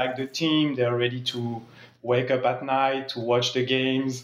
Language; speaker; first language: English; non-native, fluent; French